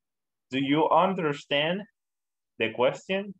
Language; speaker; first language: English; non-native, learner; Spanish